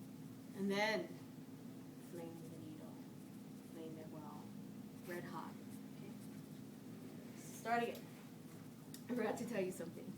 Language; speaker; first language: English; native; English